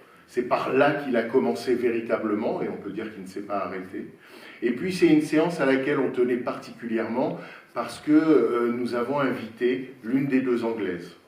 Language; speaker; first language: French; native; French